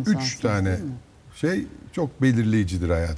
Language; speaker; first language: Turkish; native; Turkish